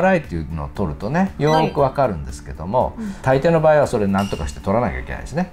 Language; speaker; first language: Japanese; native; Japanese